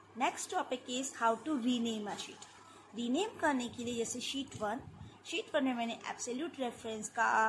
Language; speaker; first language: Hindi; native; Hindi